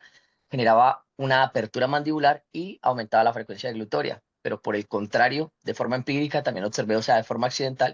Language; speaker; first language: Spanish; native; Spanish